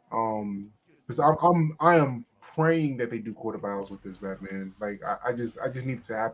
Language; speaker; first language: English; native; English